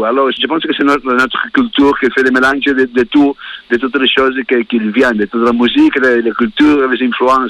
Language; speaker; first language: French; non-native, learner; Spanish